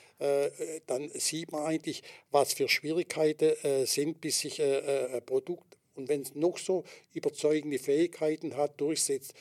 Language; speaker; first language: German; native; German